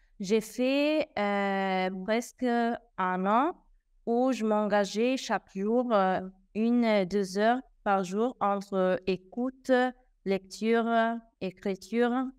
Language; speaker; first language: French; non-native, fluent; Italian